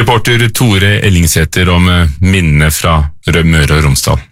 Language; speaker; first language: Norwegian; native; Norwegian